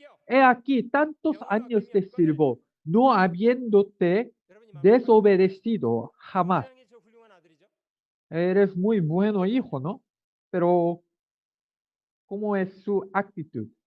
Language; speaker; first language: Spanish; non-native, learner; Korean